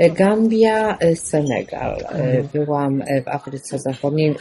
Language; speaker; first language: Polish; native; Polish